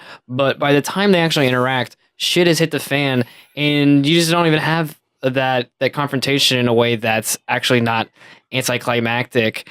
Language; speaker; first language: English; native; English